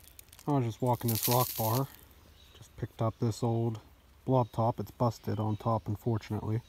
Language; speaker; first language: English; native; English